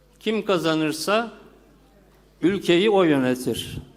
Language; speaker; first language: Turkish; native; Turkish